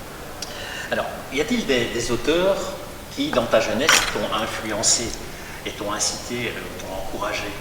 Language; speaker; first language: French; native; French